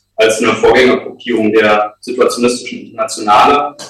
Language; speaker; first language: German; native; German